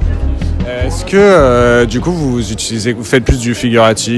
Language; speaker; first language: French; native; French